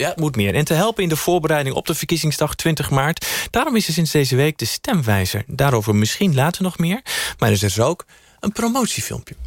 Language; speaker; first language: Dutch; native; Dutch